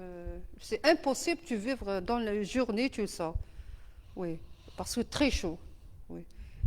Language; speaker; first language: French; non-native, learner; Arabic